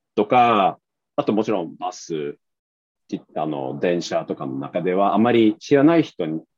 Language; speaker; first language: Japanese; non-native, fluent; Swedish